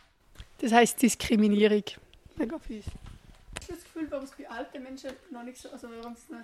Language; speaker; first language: German; native; German